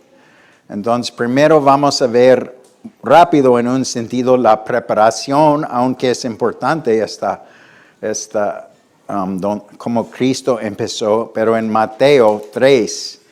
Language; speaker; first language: Spanish; non-native, fluent; English